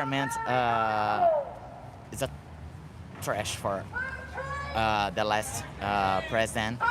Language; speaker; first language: English; non-native, learner; Portuguese